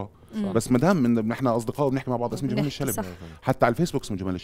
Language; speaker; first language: Arabic; native; Arabic